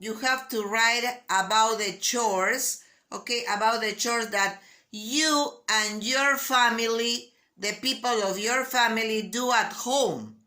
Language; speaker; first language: English; non-native, learner; Spanish